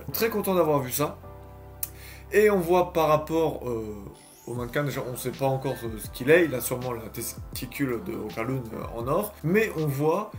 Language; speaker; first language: French; native; French